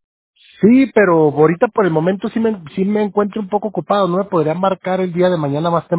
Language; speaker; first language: Spanish; native; Spanish